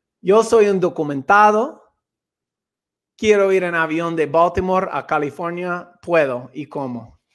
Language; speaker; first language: Spanish; non-native, fluent; English